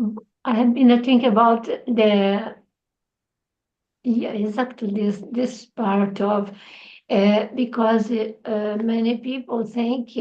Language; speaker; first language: English; non-native, learner; Portuguese